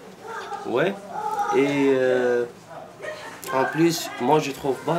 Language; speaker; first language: French; non-native, local second language; Arabic